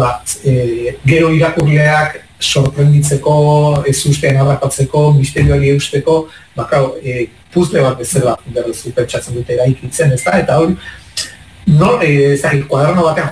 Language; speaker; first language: Basque; non-native, local second language; Spanish